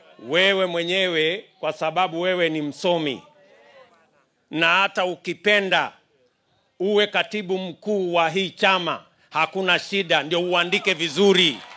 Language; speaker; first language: Swahili; non-native, local second language; Kalenjin